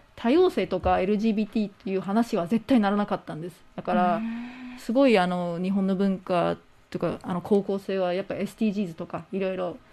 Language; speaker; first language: Japanese; non-native, fluent; English